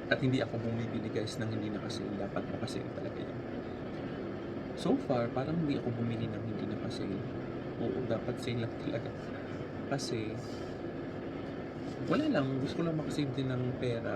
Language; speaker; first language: Filipino; native; Filipino